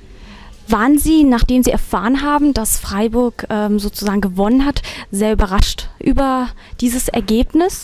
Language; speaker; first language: German; native; German